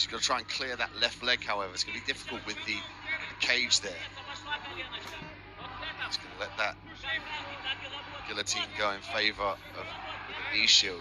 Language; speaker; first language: English; native; English